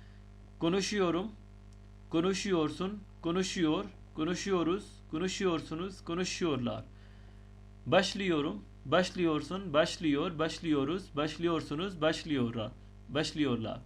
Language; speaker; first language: Turkish; non-native, fluent; Urdu